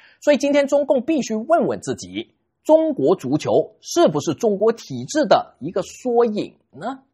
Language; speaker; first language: Chinese; native; Chinese